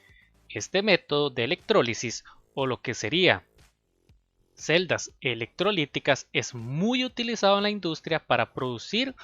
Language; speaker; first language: Spanish; native; Spanish